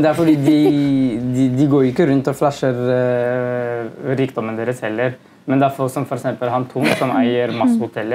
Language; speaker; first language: Norwegian; native; Norwegian